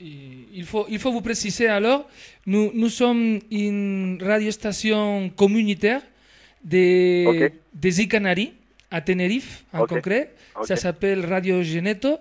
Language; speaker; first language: French; non-native, fluent; Spanish